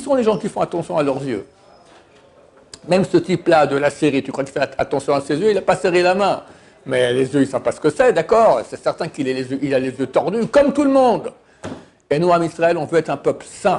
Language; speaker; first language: French; native; French